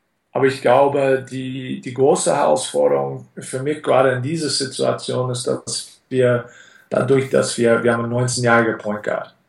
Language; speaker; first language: German; non-native, fluent; English